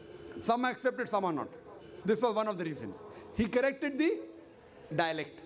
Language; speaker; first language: English; non-native, local second language; Urdu